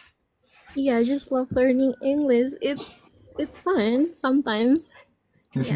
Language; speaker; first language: English; non-native, learner; Indonesian